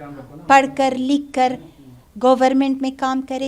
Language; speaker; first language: Hindi; non-native, learner; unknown